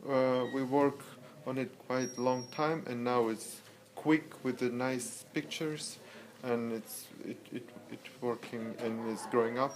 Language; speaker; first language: English; non-native, learner; Russian